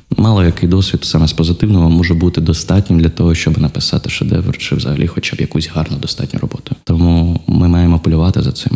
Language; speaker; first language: Ukrainian; non-native, local second language; Russian